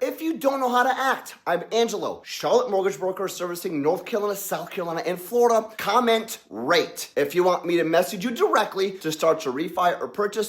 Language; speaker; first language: English; native; English